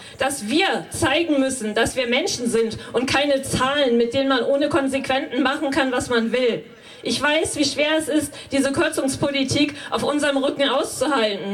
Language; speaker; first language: German; native; German